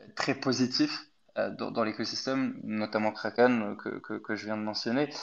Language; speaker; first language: French; non-native, fluent; Arabic